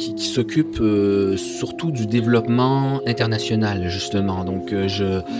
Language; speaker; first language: French; native; French